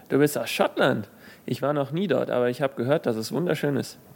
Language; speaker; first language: German; native; German